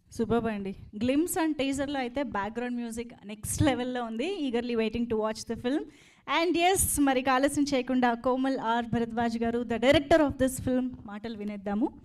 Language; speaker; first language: Telugu; native; Telugu